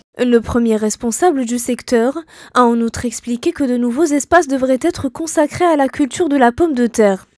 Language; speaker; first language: French; non-native, local second language; Arabic